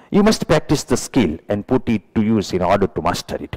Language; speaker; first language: English; non-native, local second language; Gujarati